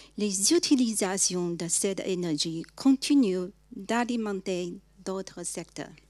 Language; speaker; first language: French; non-native, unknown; Chinese